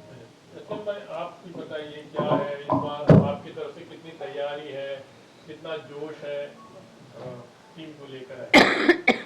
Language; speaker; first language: Hindi; native; Hindi